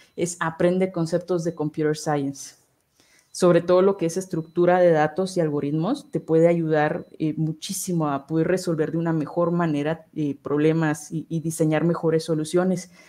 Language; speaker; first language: Spanish; native; Spanish